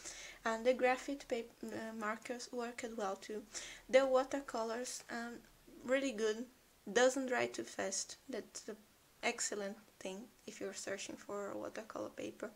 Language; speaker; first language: English; non-native, fluent; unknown